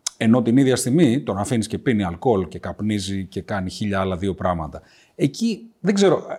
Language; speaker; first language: Greek; native; Greek